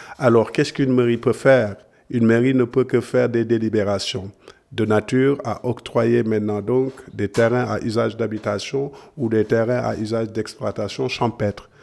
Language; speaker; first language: French; non-native, local second language; Serer